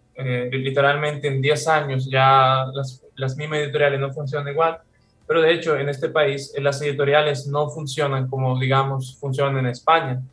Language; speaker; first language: Spanish; non-native, fluent; Russian